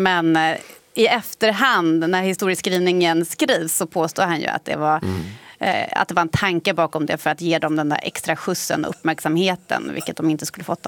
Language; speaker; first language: Swedish; native; Swedish